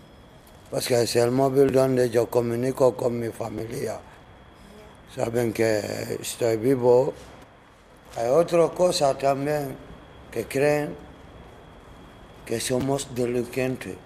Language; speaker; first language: Spanish; non-native, learner; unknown